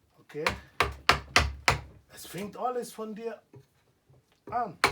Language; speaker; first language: German; non-native, learner; Igbo